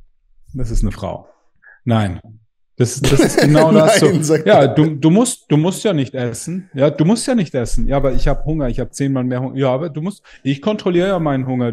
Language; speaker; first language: German; native; German